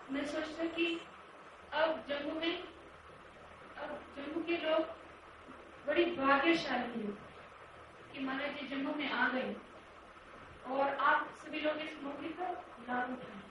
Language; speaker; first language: Hindi; non-native, fluent; English